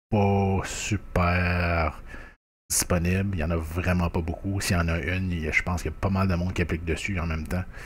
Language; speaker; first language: French; native; French